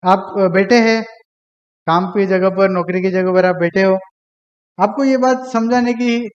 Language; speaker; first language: Hindi; non-native, local second language; Marathi